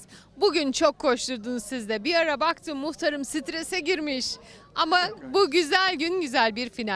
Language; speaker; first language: Turkish; native; Turkish